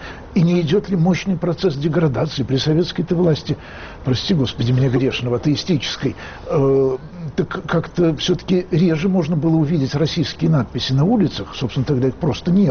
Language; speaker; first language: Russian; native; Russian